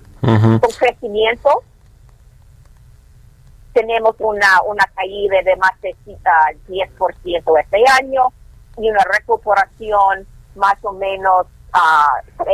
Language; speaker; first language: Spanish; non-native, fluent; English